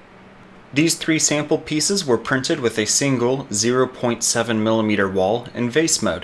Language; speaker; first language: English; native; English